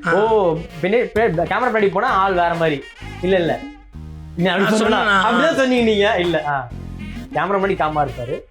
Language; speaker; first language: Tamil; native; Tamil